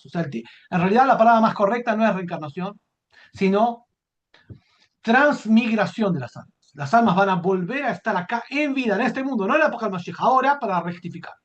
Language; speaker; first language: Spanish; native; Spanish